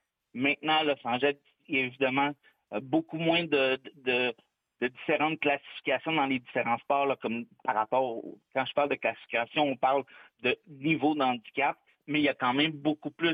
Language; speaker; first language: French; native; French